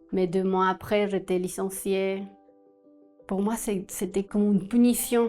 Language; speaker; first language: French; non-native, fluent; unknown